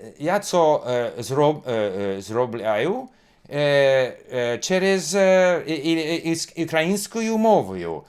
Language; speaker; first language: Ukrainian; non-native, learner; English